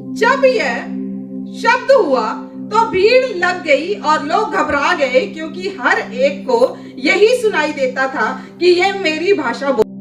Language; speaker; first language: Hindi; native; Hindi